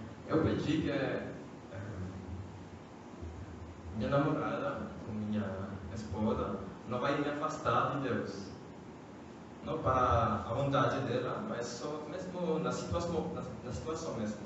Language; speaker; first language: Portuguese; non-native, fluent; French